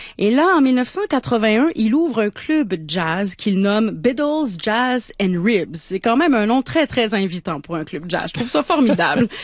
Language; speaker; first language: French; native; French